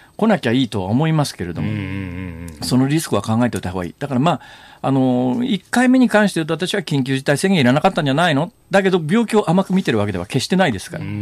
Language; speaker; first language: Japanese; native; Japanese